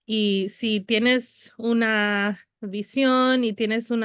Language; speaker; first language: Spanish; early bilingual, heritage; Spanish